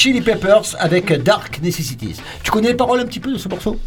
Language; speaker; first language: French; native; French